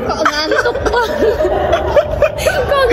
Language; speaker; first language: Indonesian; native; Indonesian